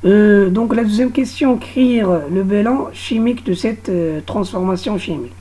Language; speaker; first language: French; non-native, local second language; Arabic